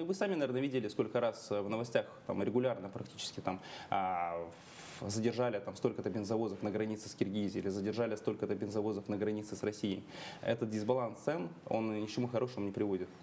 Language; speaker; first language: Russian; native; Russian